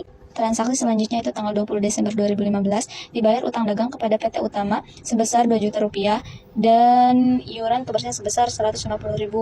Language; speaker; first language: Indonesian; native; Indonesian